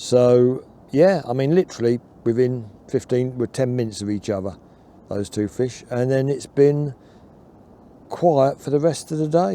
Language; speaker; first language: English; native; English